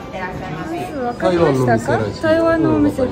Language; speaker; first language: Japanese; non-native, fluent; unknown